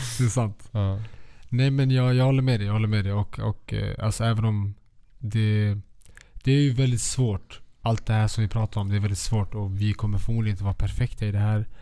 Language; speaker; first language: Swedish; early bilingual, other home language; Kurdish